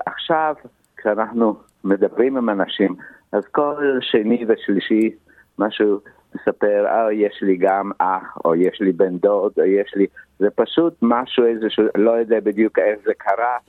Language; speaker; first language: Hebrew; non-native, fluent; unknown